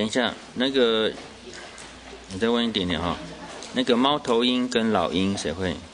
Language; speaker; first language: Chinese; native; Chinese